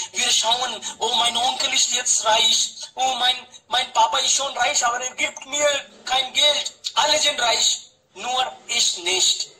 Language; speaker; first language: German; non-native, fluent; Hindi